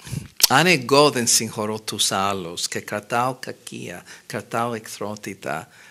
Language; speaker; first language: Greek; non-native, fluent; English